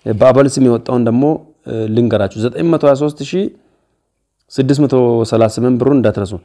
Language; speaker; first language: Amharic; non-native, local second language; Hadiyya